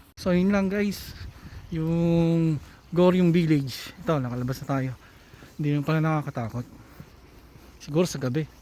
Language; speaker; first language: Filipino; native; Filipino